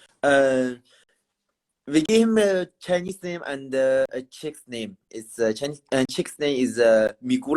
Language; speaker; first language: English; non-native, learner; Chinese